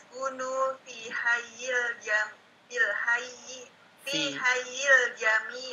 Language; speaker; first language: Arabic; non-native, learner; Indonesian